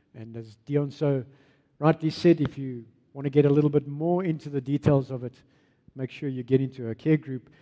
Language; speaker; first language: English; non-native, local second language; Afrikaans